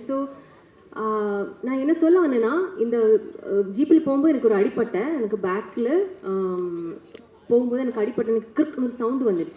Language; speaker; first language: Tamil; non-native, learner; Malayalam